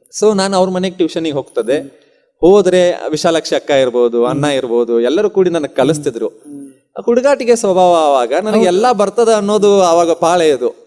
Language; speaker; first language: Kannada; non-native, local second language; Urdu